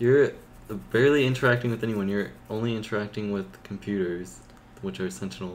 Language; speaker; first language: English; native; English